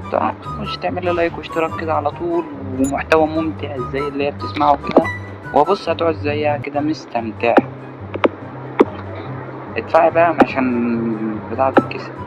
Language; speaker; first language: Arabic; native; Arabic